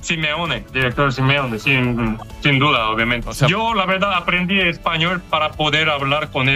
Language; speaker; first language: Spanish; non-native, learner; Korean